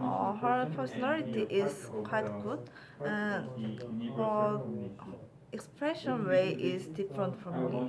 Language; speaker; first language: English; non-native, learner; Korean